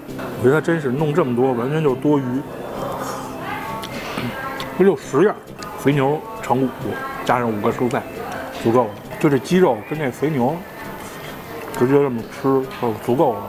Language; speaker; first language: Chinese; native; Chinese